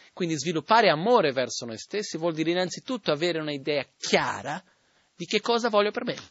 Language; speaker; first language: Italian; non-native, fluent; Portuguese